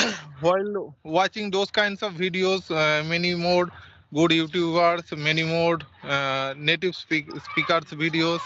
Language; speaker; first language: English; non-native, local second language; Santali